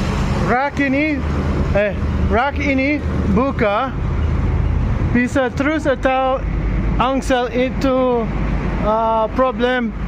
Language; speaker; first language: Indonesian; non-native, learner; English